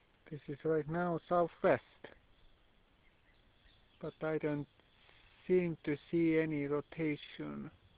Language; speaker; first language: English; non-native, fluent; Estonian